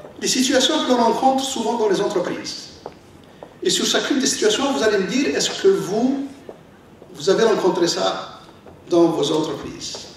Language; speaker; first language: French; non-native, local second language; Arabic